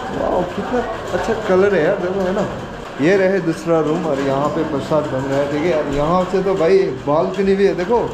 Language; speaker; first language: Hindi; non-native, local second language; Nepali